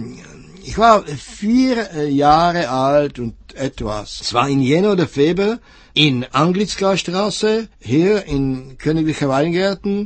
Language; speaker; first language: German; non-native, fluent; Czech